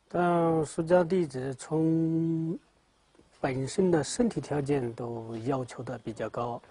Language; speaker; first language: Chinese; native; Chinese